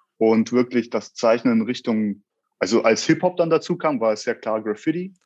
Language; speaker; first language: German; early bilingual, other home language; Russian